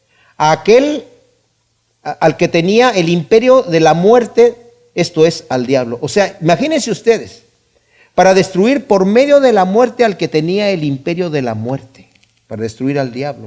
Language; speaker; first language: Spanish; native; Spanish